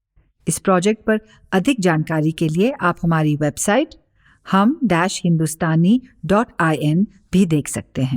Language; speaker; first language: Hindi; native; Hindi